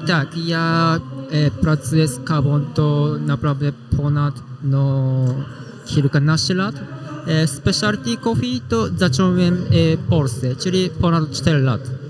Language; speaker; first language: Polish; non-native, learner; Japanese